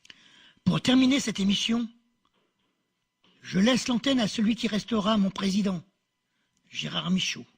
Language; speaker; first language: French; native; French